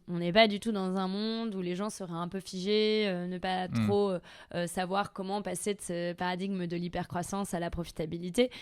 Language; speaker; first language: French; native; French